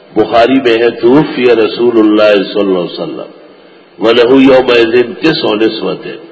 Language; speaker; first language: Urdu; non-native, local second language; Pashto